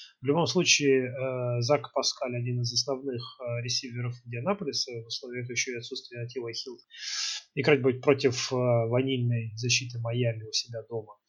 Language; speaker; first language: Russian; native; Russian